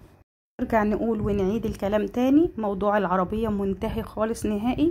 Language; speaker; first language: Arabic; native; Arabic